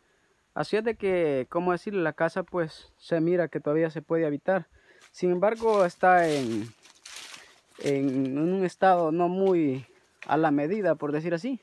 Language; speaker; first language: Spanish; native; Spanish